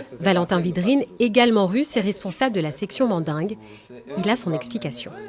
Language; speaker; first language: French; native; French